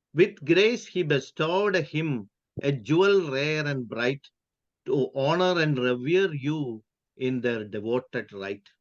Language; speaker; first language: English; non-native, local second language; Malayalam